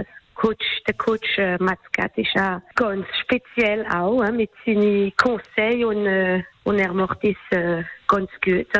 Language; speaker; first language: German; non-native, local second language; French